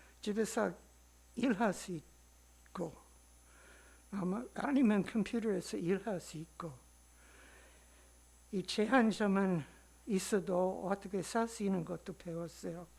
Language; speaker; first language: Korean; non-native, learner; English